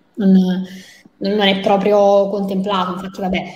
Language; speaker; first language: Italian; native; Italian